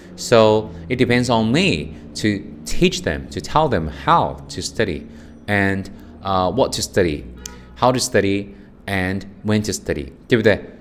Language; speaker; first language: English; non-native, fluent; Chinese